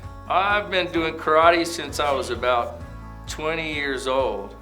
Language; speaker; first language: English; native; English